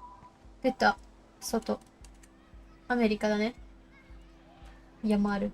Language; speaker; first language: Japanese; non-native, learner; Russian